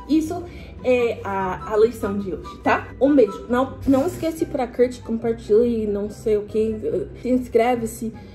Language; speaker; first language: Portuguese; non-native, fluent; English